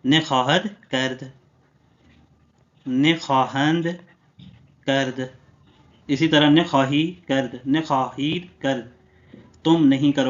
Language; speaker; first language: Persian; non-native, fluent; Urdu